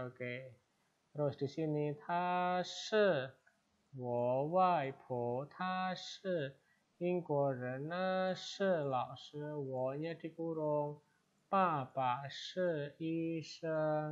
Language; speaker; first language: Chinese; non-native, fluent; Indonesian